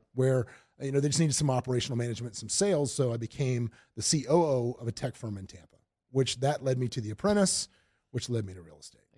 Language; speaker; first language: English; native; English